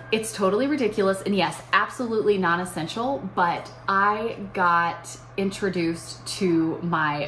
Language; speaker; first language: English; native; English